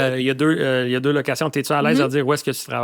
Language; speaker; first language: French; native; French